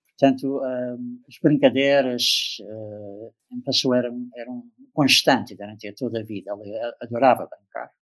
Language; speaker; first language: Portuguese; non-native, fluent; English